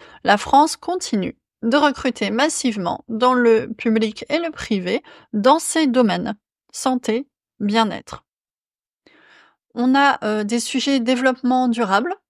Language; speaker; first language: French; native; French